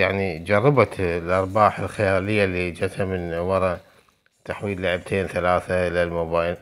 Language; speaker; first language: Arabic; native; Arabic